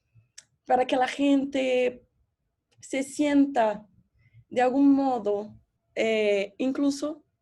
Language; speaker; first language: Spanish; non-native, fluent; Portuguese